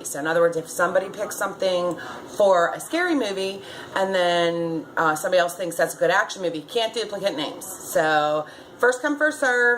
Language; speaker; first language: English; native; English